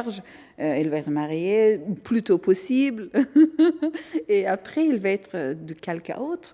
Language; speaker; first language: French; non-native, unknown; Persian